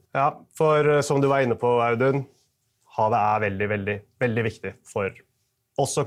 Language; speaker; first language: Norwegian; native; Norwegian